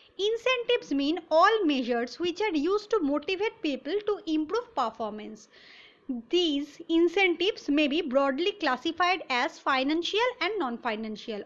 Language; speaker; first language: English; non-native, local second language; Bangla